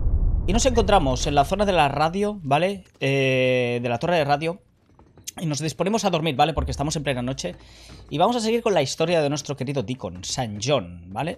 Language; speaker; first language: Spanish; native; Spanish